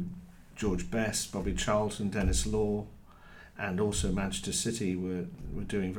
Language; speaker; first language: English; native; English